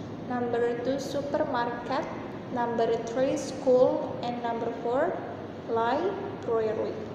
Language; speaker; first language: English; non-native, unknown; Indonesian